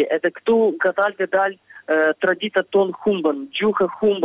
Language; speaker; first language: Albanian; early bilingual, heritage; Albanian